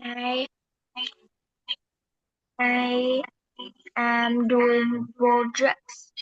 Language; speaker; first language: English; non-native, learner; Vietnamese